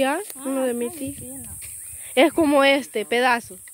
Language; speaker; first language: Spanish; native; Spanish